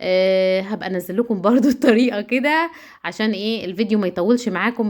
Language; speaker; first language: Arabic; native; Arabic